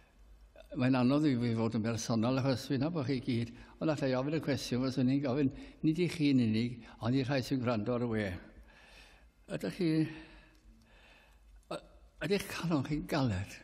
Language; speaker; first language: Welsh; native; Welsh